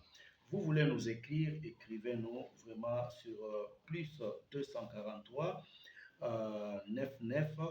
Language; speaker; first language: French; non-native, local second language; Lingala